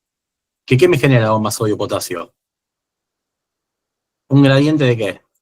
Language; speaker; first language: Spanish; native; Spanish